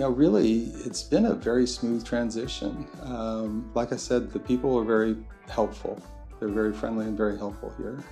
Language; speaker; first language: English; native; English